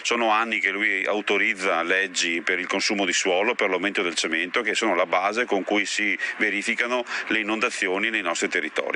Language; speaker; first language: Italian; native; Italian